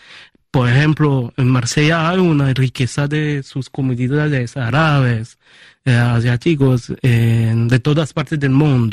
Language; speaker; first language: Spanish; early bilingual, heritage; Spanish